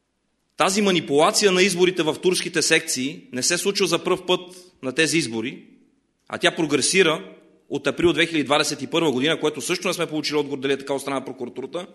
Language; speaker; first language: Bulgarian; native; Bulgarian